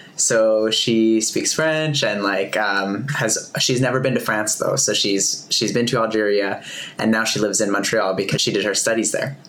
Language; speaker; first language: English; native; English